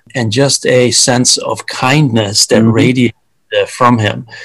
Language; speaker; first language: English; early bilingual, other home language; Hungarian